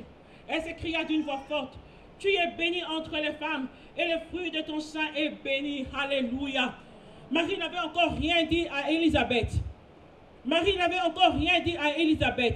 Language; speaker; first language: French; non-native, local second language; Lingala